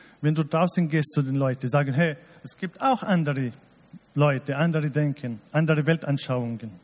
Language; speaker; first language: German; non-native, fluent; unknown